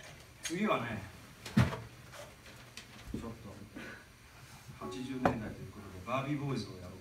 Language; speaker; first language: Japanese; native; Japanese